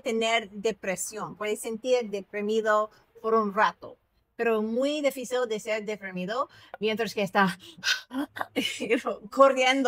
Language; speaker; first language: Spanish; non-native, fluent; English